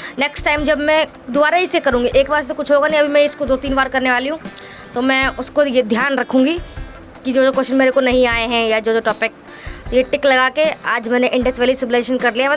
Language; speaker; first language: Hindi; native; Hindi